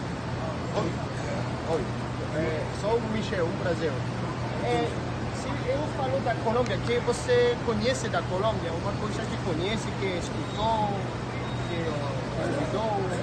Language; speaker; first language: Portuguese; non-native, learner; French